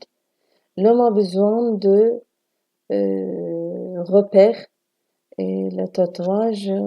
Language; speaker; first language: French; non-native, learner; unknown